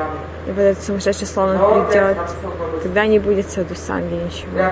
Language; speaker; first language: Russian; non-native, fluent; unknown